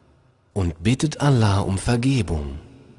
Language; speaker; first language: German; native; German